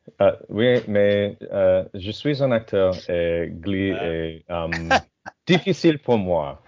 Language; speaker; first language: French; non-native, learner; English